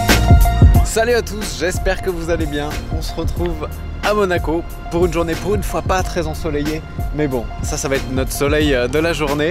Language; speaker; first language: French; native; French